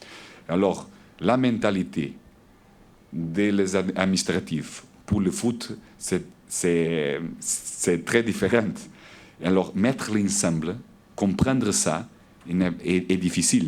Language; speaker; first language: French; non-native, learner; Portuguese